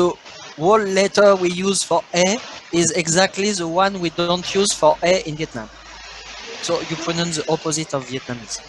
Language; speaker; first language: English; non-native, learner; French